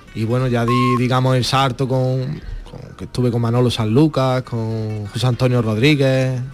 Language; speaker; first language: Spanish; native; Spanish